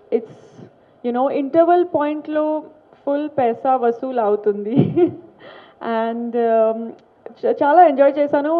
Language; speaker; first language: Telugu; non-native, learner; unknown